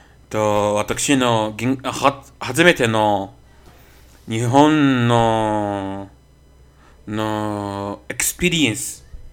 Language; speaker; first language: Japanese; non-native, learner; Portuguese